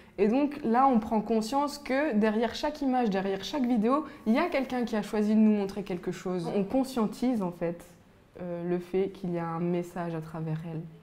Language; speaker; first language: French; native; French